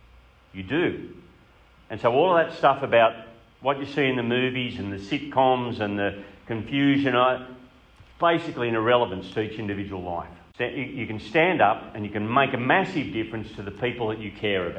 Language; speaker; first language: English; native; English